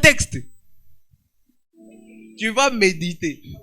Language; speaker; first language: French; non-native, local second language; Swahili